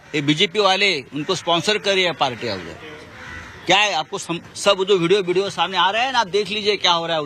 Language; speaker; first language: Hindi; non-native, local second language; Marathi